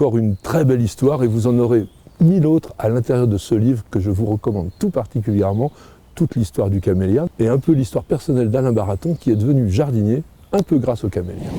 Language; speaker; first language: French; native; French